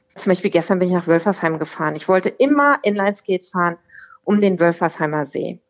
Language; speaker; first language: German; native; German